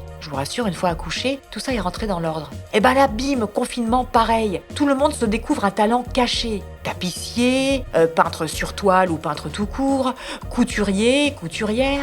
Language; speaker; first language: French; native; French